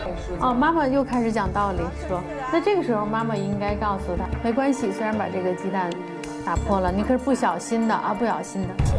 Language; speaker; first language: Chinese; native; Chinese